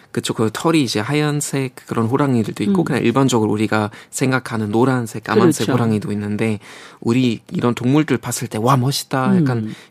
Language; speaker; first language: Korean; non-native, fluent; German